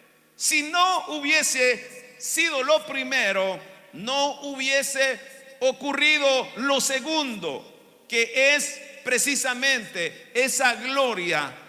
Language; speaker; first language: Spanish; native; Spanish